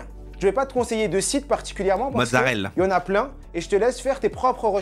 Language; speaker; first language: French; native; French